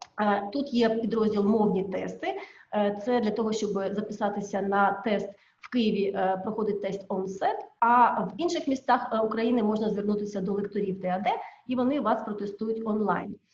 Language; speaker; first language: Ukrainian; native; Ukrainian